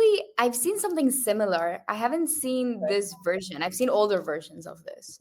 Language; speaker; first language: English; non-native, local second language; Spanish